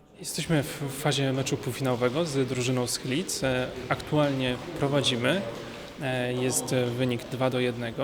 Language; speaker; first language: Polish; native; Polish